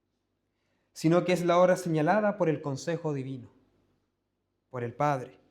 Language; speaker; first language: Spanish; native; Spanish